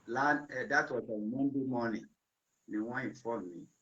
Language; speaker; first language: English; non-native, local second language; Yoruba